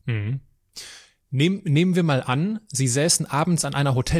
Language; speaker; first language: German; native; German